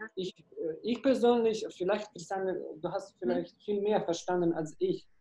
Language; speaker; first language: German; non-native, fluent; Ukrainian